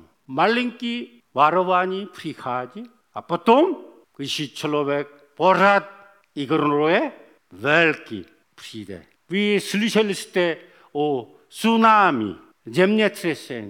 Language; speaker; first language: Czech; non-native, fluent; Korean